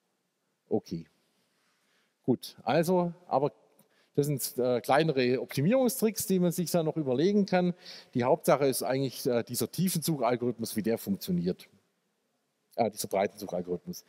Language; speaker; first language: German; native; German